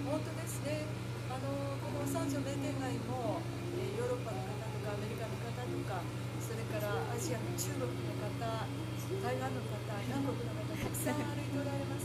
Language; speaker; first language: Japanese; native; Japanese